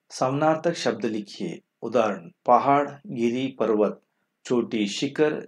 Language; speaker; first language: Hindi; non-native, local second language; Kannada